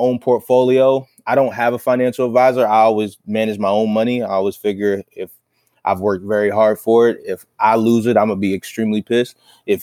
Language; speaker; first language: English; native; English